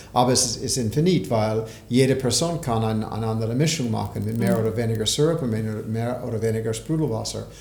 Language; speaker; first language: German; non-native, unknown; English